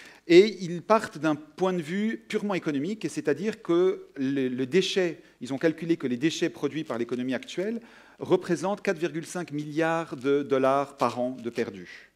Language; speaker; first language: French; native; French